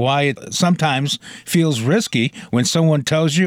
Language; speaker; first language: English; native; English